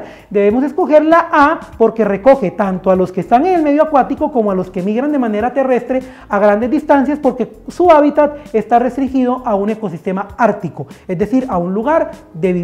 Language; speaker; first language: Spanish; native; Spanish